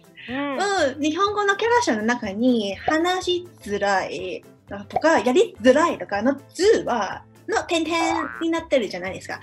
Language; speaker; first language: Japanese; non-native, fluent; Cantonese